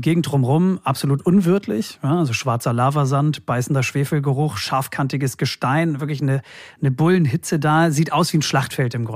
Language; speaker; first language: German; native; German